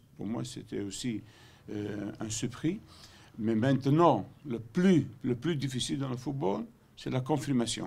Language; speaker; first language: French; non-native, learner; Dutch